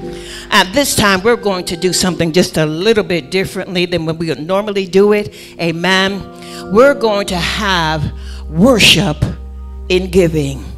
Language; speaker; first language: English; native; English